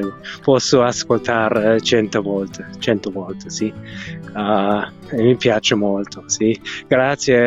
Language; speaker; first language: Italian; non-native, learner; German